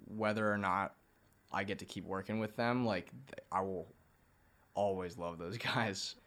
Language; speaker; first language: English; native; English